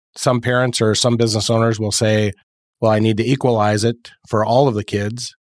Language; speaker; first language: English; native; English